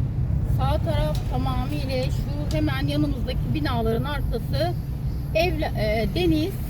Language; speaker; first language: Turkish; native; Turkish